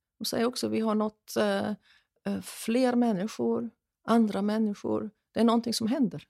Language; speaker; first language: Swedish; non-native, fluent; German